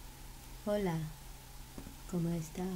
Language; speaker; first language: Spanish; non-native, learner; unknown